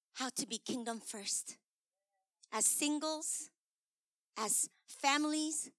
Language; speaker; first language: English; early bilingual, other home language; Korean